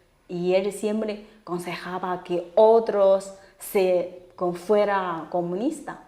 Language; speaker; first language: Spanish; non-native, fluent; Chinese